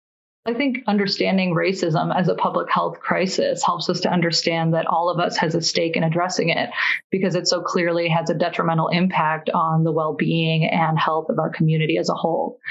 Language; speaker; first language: English; early bilingual, other home language; Persian